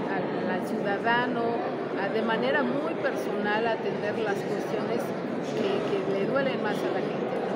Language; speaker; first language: Spanish; native; Spanish